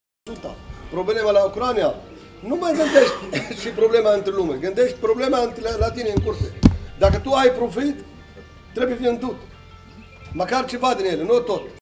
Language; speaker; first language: Romanian; non-native, learner; Arabic